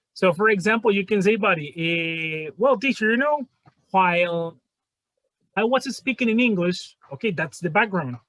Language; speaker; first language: English; non-native, fluent; Spanish